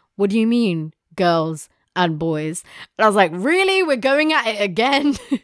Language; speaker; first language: English; native; English